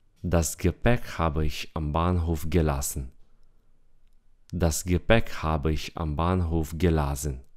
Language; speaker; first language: German; non-native, fluent; Romanian